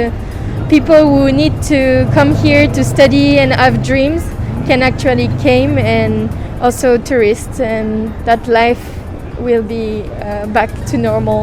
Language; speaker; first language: English; non-native, fluent; French